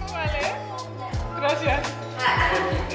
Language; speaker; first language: Spanish; non-native, learner; English